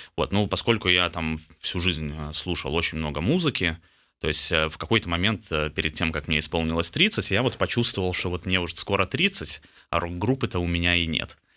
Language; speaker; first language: Russian; native; Russian